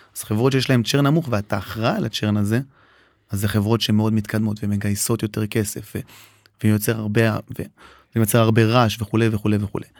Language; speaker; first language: Hebrew; native; Hebrew